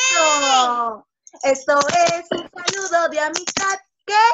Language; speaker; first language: Spanish; native; Spanish